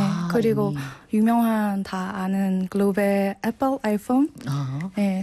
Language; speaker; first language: Korean; non-native, learner; Burmese